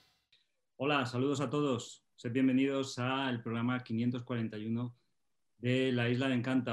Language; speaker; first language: Spanish; native; Spanish